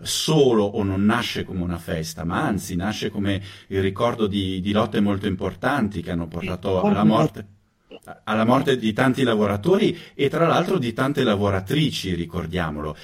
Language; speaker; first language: Italian; native; Italian